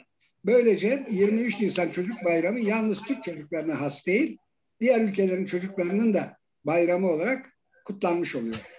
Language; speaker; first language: Turkish; native; Turkish